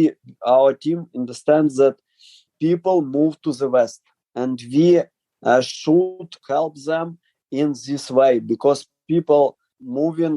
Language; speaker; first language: English; non-native, learner; Ukrainian